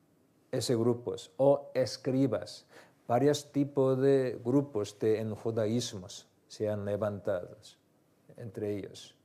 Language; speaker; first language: Spanish; non-native, learner; Korean